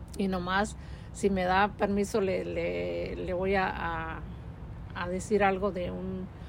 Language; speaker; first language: Spanish; native; Spanish